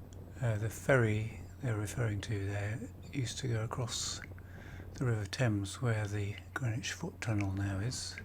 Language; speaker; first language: English; native; English